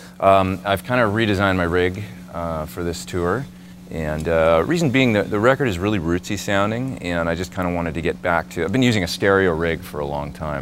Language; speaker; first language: English; native; English